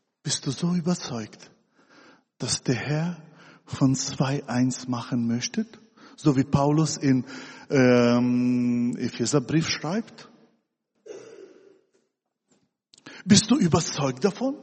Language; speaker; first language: German; non-native, fluent; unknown